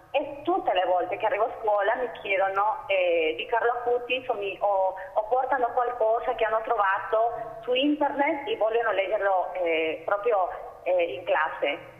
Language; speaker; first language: Italian; non-native, fluent; Spanish